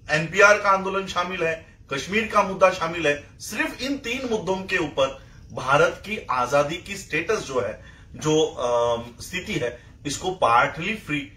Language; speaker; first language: Hindi; non-native, local second language; Marathi